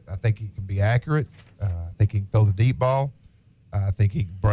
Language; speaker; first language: English; native; English